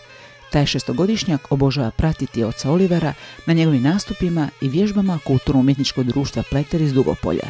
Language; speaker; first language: Croatian; native; Croatian